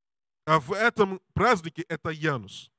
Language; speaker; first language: Russian; non-native, learner; English